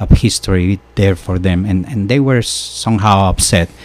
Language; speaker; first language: English; non-native, fluent; Spanish